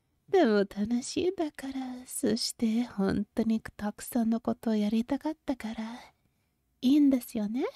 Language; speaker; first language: Japanese; non-native, learner; English